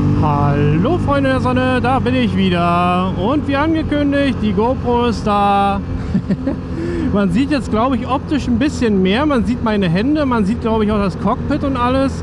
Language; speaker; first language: German; native; German